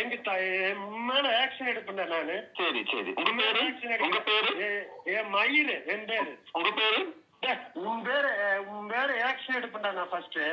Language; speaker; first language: Tamil; native; Tamil